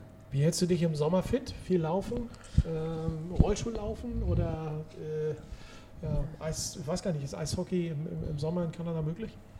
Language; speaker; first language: German; native; German